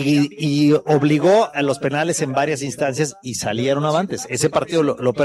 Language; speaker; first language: Spanish; native; Spanish